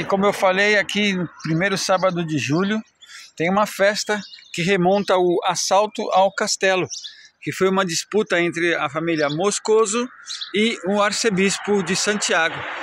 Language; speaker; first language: Portuguese; native; Portuguese